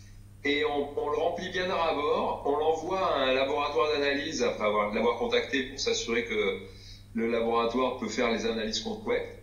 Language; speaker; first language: French; native; French